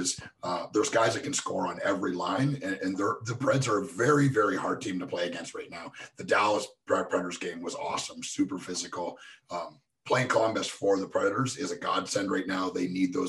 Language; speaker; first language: English; native; English